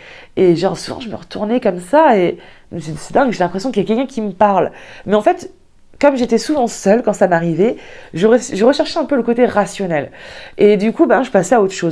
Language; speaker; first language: French; native; French